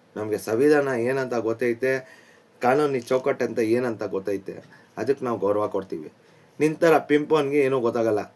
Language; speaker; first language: Kannada; non-native, local second language; Urdu